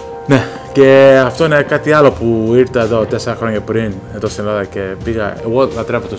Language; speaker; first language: Greek; early bilingual, heritage; Greek